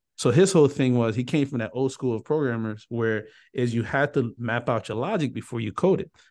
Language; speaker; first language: English; early bilingual, other home language; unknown